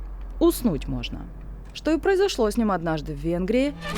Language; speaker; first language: Russian; native; Russian